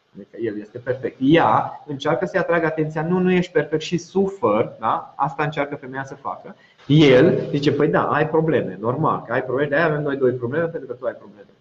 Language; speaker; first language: Romanian; non-native, local second language; Hungarian